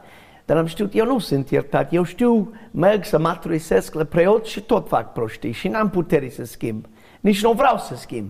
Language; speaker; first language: Romanian; non-native, learner; English